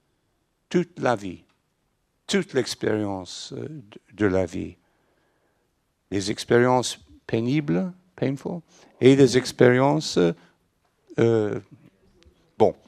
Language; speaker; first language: French; non-native, fluent; English